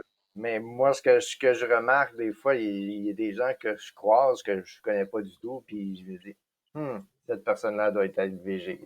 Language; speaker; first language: French; native; French